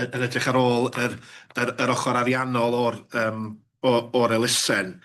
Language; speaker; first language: Welsh; native; Welsh